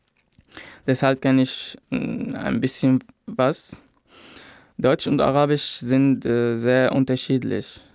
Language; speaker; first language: German; non-native, fluent; Arabic